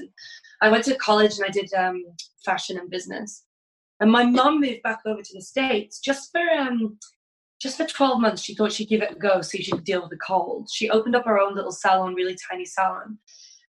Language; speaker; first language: English; native; English